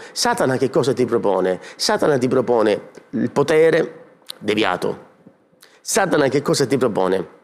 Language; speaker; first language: Italian; native; Italian